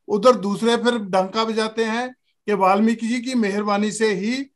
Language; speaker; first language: Hindi; native; Hindi